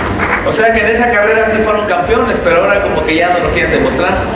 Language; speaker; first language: Spanish; native; Spanish